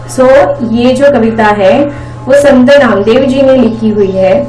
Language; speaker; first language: Hindi; non-native, local second language; Marathi